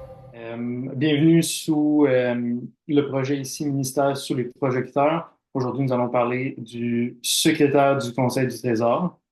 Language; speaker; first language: French; native; French